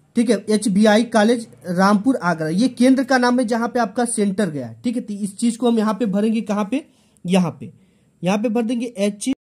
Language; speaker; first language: Hindi; native; Hindi